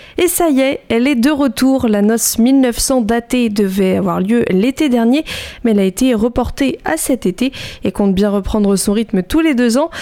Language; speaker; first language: French; native; French